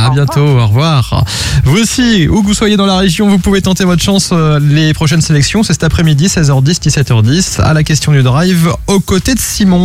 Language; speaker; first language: French; native; French